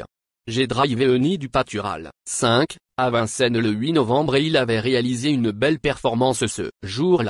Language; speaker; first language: French; native; French